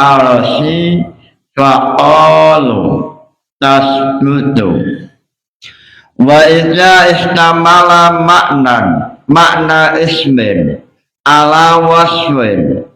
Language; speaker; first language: Arabic; non-native, fluent; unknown